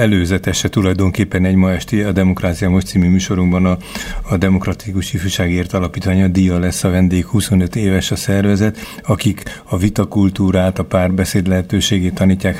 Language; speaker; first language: Hungarian; native; Hungarian